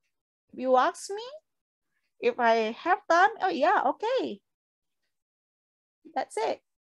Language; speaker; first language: English; non-native, fluent; Indonesian